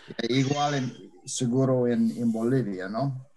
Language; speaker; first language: Spanish; non-native, fluent; English